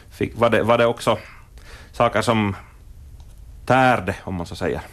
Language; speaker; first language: Swedish; native; Swedish